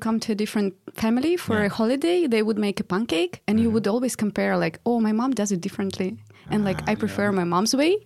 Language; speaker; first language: English; non-native, fluent; Russian